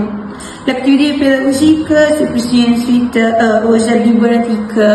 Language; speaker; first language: French; non-native, learner; Italian